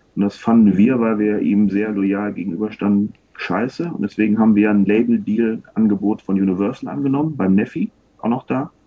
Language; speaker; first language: German; native; German